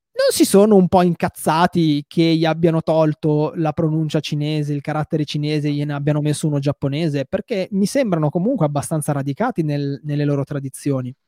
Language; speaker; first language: Italian; native; Italian